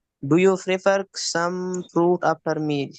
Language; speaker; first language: English; non-native, learner; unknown